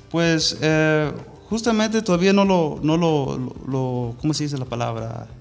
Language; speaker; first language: Spanish; early bilingual, heritage; Spanish